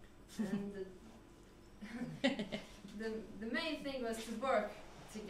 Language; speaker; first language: English; non-native, learner; French